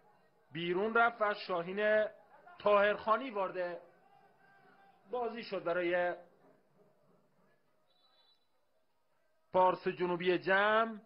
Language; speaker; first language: Persian; native; Persian